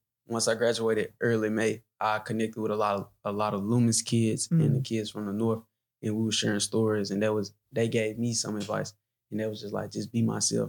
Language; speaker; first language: English; native; English